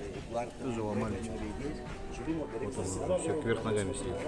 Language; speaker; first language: Russian; native; Russian